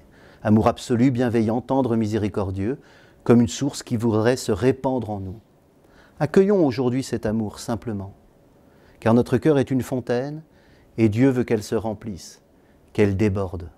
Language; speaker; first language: French; native; French